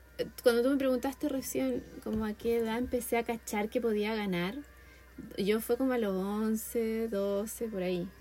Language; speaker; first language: Spanish; native; Spanish